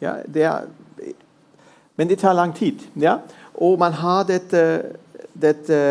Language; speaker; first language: Norwegian; non-native, fluent; German